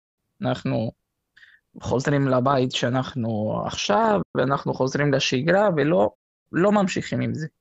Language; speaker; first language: Hebrew; non-native, fluent; Spanish